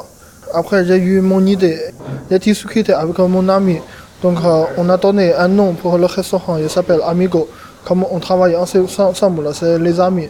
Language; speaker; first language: French; non-native, fluent; Chinese